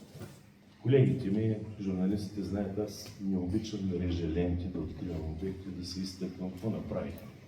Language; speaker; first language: Bulgarian; native; Bulgarian